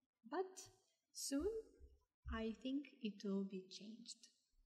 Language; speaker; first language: English; non-native, fluent; Russian